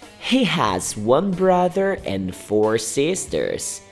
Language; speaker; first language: English; non-native, fluent; Portuguese